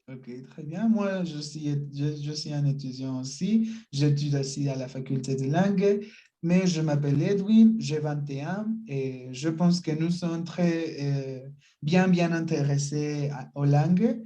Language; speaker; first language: French; non-native, learner; Spanish